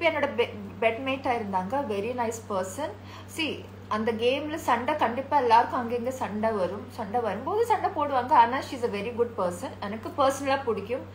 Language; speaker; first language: Tamil; non-native, learner; Malayalam